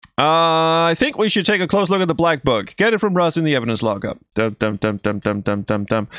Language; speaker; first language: English; non-native, fluent; Danish